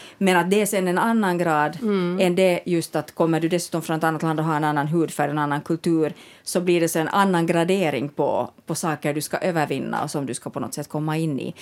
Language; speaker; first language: Swedish; native; Swedish